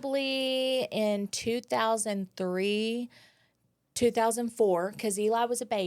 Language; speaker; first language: English; native; English